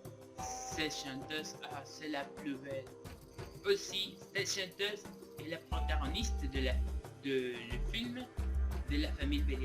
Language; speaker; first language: French; non-native, learner; Spanish